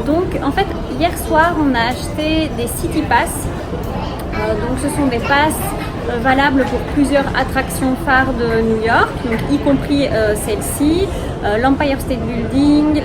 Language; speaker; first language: French; native; French